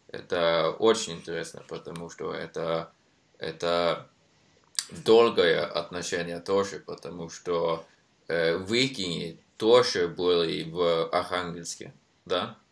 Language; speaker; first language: Russian; non-native, learner; Norwegian